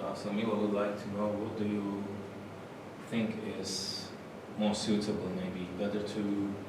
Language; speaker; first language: English; non-native, fluent; Slovak